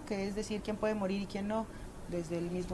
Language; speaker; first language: Spanish; native; Spanish